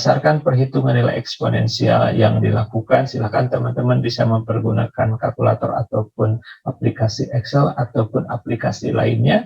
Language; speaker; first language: Indonesian; native; Indonesian